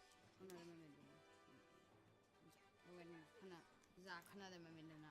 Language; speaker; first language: Welsh; non-native, local second language; English